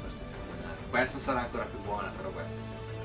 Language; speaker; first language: Italian; native; Italian